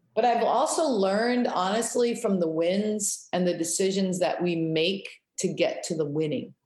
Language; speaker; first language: English; native; English